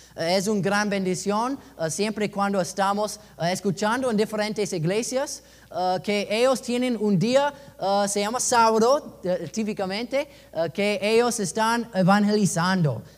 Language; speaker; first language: Spanish; non-native, learner; English